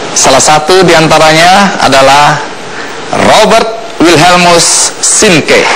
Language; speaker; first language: Indonesian; native; Indonesian